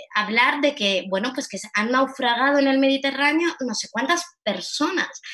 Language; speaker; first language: Spanish; early bilingual, heritage; Arabic